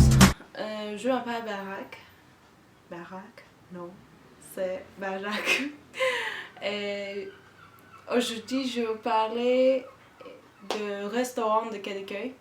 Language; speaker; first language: French; non-native, learner; Turkish